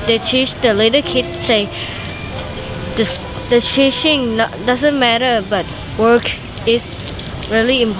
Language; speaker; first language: English; non-native, learner; Thai